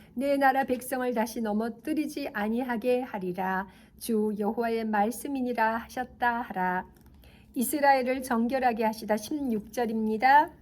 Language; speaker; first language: Korean; native; Korean